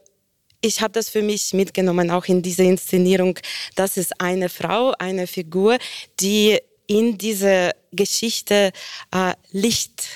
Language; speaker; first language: German; non-native, fluent; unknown